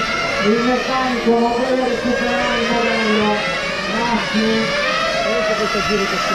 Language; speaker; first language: Italian; native; Italian